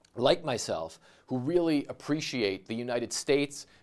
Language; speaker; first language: English; early bilingual, other home language; German